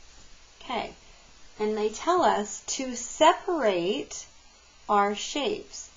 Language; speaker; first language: English; native; English